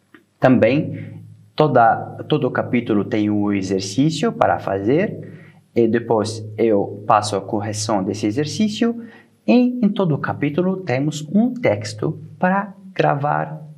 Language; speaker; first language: Portuguese; non-native, fluent; Arabic